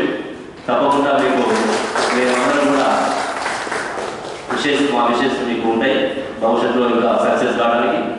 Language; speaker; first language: Telugu; native; Telugu